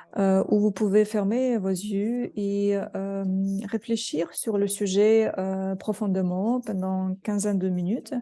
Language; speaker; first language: French; non-native, fluent; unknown